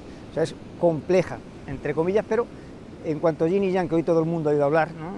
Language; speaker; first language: Spanish; native; Spanish